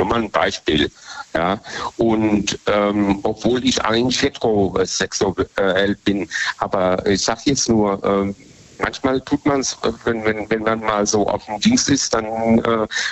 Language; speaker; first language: German; native; German